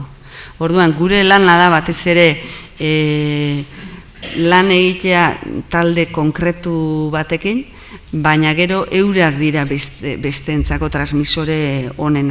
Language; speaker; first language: Basque; native; Basque